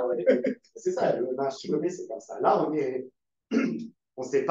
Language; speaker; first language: French; native; French